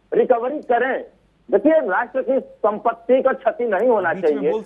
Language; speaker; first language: Hindi; native; Hindi